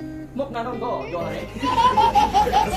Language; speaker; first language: Korean; non-native, learner; Filipino